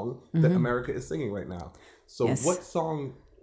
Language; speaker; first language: English; native; English